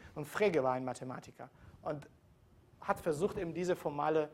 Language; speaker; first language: German; non-native, fluent; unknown